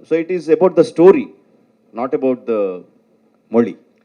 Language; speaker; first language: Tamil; non-native, local second language; Telugu